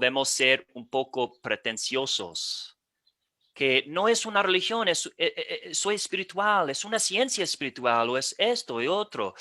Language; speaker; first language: Spanish; non-native, fluent; English